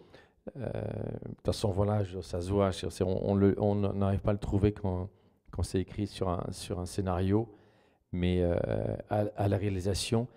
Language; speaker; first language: French; native; French